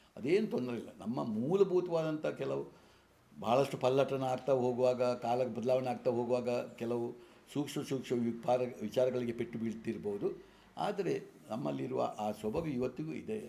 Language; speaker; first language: Kannada; non-native, local second language; Tulu